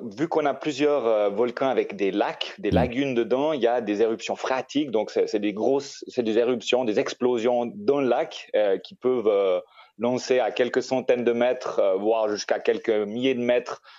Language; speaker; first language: French; native; French